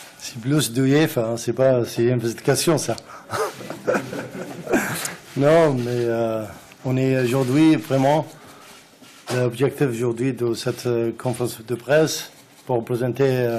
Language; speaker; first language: French; non-native, learner; Arabic